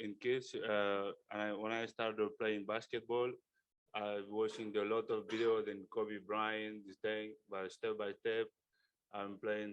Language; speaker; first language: English; non-native, learner; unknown